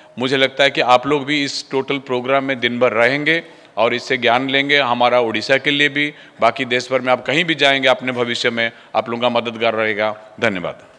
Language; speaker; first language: Hindi; non-native, local second language; Odia